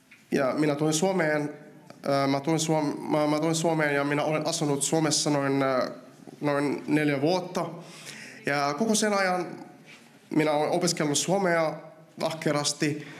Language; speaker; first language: Finnish; non-native, learner; Arabic